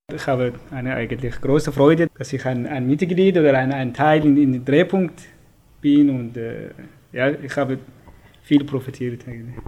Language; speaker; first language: German; non-native, learner; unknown